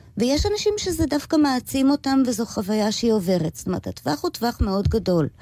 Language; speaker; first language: Hebrew; early bilingual, other home language; English